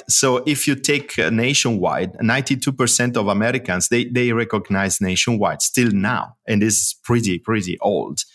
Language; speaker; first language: English; non-native, fluent; Italian